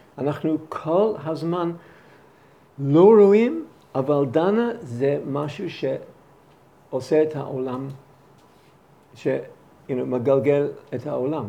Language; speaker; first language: Hebrew; non-native, fluent; English